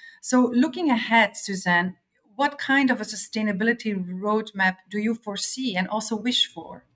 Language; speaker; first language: English; non-native, fluent; Dutch